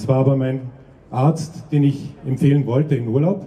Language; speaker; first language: German; native; German